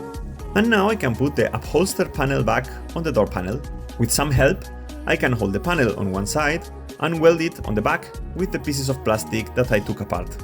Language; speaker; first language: English; non-native, fluent; Spanish